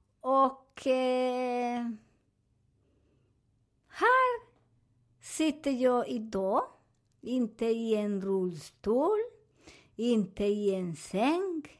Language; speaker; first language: Swedish; non-native, learner; Spanish